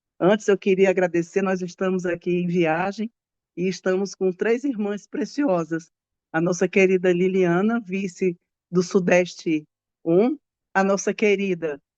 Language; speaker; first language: Portuguese; native; Portuguese